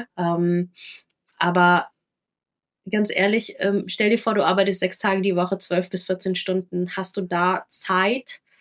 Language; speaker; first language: German; early bilingual, other home language; Vietnamese